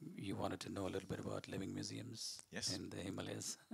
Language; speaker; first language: English; non-native, local second language; Malayalam